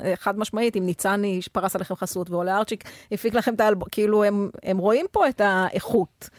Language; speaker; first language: Hebrew; native; Hebrew